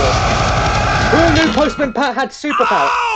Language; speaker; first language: English; native; English